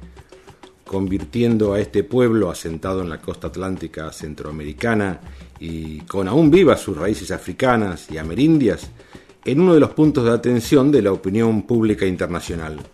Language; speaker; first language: Spanish; native; Spanish